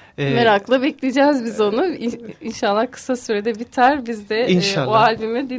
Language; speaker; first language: Turkish; native; Turkish